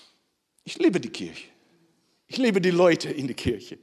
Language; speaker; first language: German; non-native, fluent; Dutch